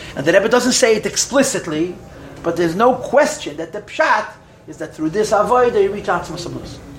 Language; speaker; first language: English; native; English